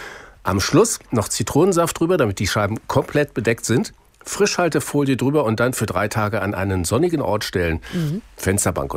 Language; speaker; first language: German; native; German